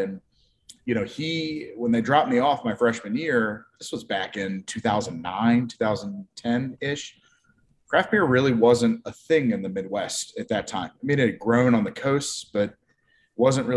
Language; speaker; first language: English; native; English